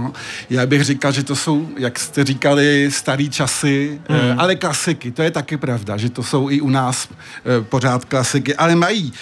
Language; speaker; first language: Czech; early bilingual, heritage; French